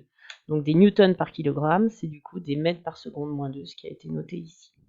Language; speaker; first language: French; native; French